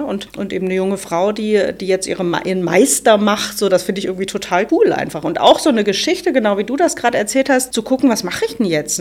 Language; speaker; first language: German; native; German